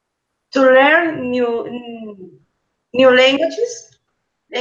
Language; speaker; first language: English; non-native, learner; Spanish